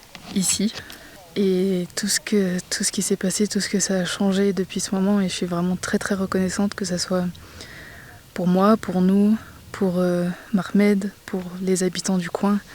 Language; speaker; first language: French; native; French